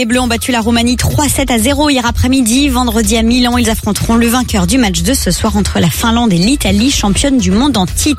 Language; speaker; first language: French; native; French